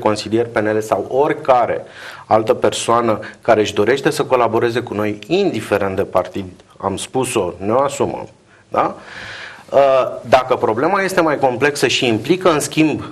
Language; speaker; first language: Romanian; native; Romanian